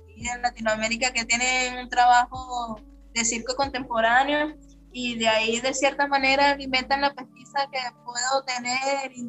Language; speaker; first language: Spanish; native; Spanish